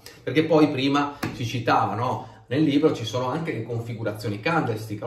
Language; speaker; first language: Italian; native; Italian